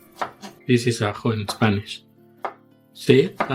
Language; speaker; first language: English; non-native, learner; Spanish